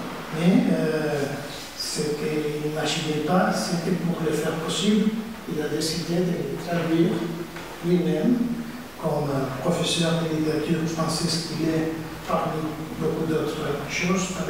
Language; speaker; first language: French; non-native, fluent; Spanish